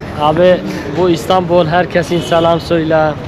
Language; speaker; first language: Turkish; non-native, learner; Kurdish